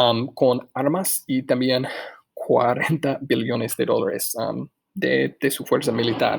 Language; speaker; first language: Spanish; non-native, fluent; English